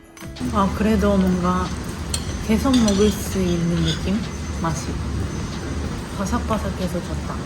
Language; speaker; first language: Korean; non-native, fluent; Japanese